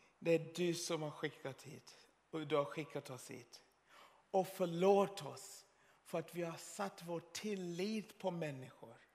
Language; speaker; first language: Swedish; non-native, fluent; Swahili